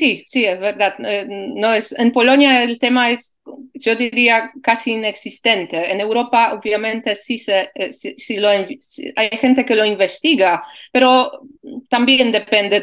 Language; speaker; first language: Spanish; non-native, fluent; Polish